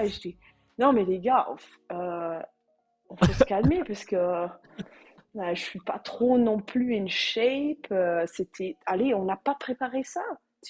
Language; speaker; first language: French; non-native, learner; Dutch